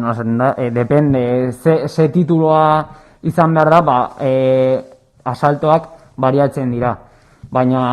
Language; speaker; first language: Basque; non-native, local second language; Spanish